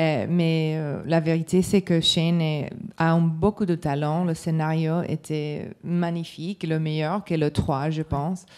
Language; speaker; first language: French; non-native, learner; English